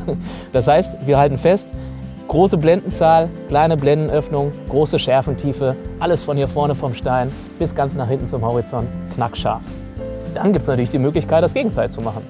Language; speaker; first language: German; native; German